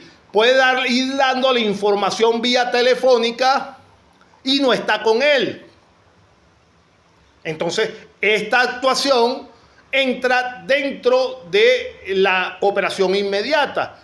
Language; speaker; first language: Spanish; native; Spanish